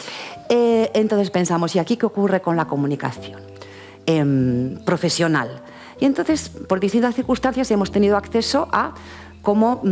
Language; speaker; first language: Spanish; native; Spanish